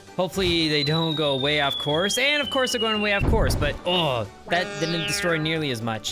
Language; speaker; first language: English; native; English